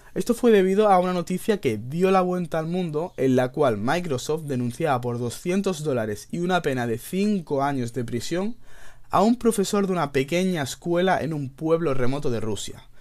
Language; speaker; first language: Spanish; native; Spanish